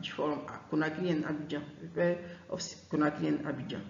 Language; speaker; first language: English; non-native, fluent; French